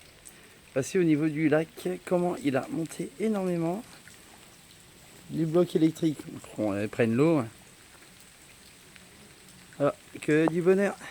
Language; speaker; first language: French; native; French